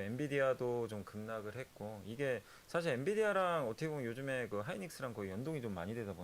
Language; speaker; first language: Korean; native; Korean